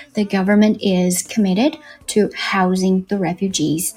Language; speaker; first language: English; non-native, fluent; Chinese